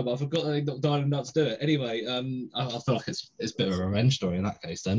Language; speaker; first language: English; native; English